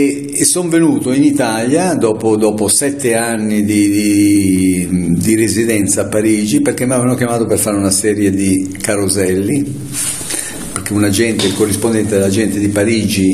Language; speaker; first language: Italian; native; Italian